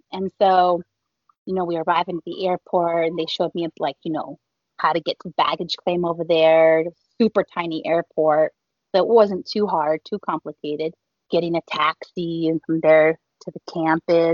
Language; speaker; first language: English; early bilingual, other home language; Spanish